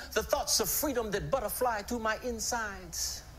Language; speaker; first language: English; native; English